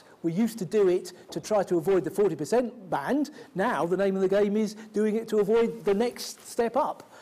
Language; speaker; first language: English; native; English